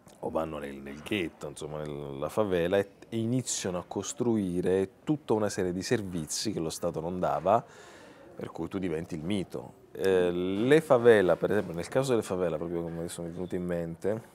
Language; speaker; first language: Italian; native; Italian